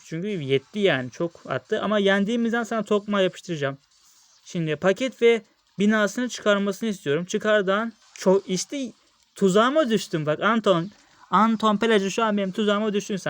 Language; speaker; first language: Turkish; native; Turkish